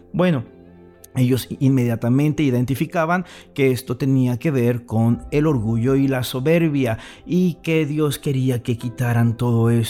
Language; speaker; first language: Spanish; native; Spanish